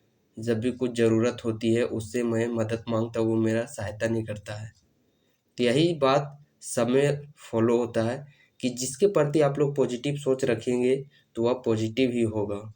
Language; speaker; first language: Hindi; native; Hindi